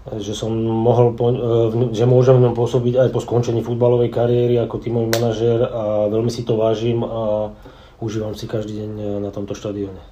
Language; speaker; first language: Slovak; native; Slovak